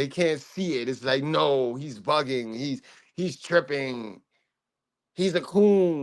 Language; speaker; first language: English; native; English